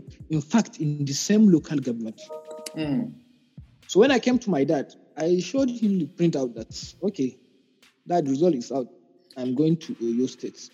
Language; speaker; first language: English; non-native, local second language; Hausa